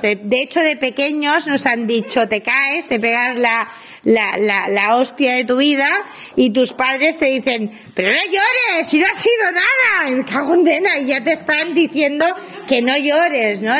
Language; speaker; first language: Spanish; native; Spanish